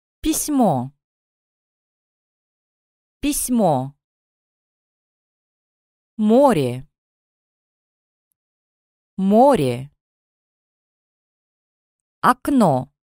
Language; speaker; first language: Russian; non-native, learner; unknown